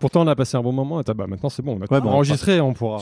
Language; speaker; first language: French; native; French